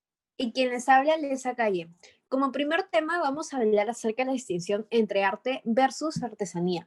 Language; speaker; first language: Spanish; native; Spanish